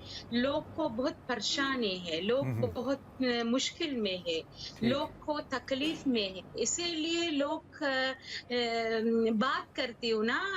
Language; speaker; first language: Hindi; non-native, learner; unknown